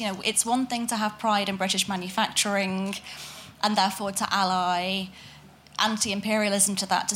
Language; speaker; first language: English; native; English